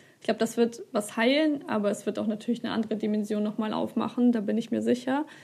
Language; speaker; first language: German; early bilingual, other home language; Russian